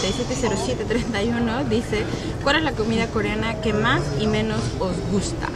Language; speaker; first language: Spanish; native; Spanish